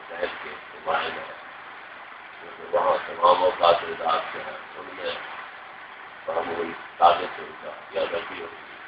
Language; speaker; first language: Urdu; non-native, local second language; Punjabi